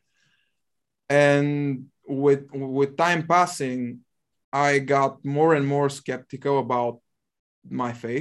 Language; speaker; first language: English; non-native, fluent; Bulgarian